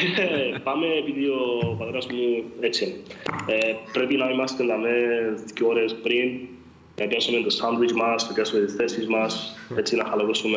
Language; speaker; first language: Greek; early bilingual, other home language; English